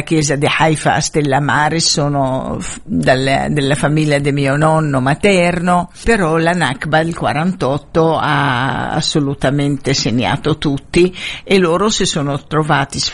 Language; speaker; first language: Italian; non-native, fluent; Arabic